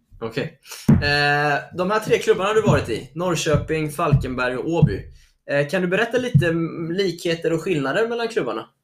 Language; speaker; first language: Swedish; native; Swedish